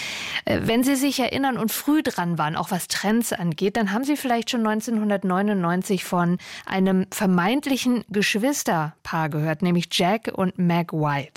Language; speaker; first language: German; native; German